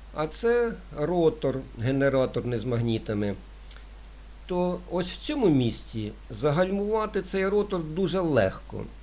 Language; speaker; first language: Ukrainian; non-native, local second language; Russian